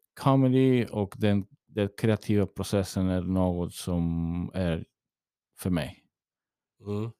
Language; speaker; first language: Swedish; early bilingual, heritage; English